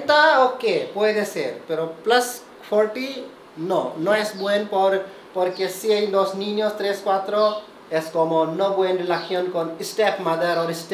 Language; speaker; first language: Spanish; non-native, learner; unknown